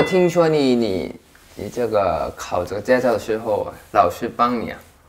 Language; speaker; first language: Chinese; non-native, learner; Thai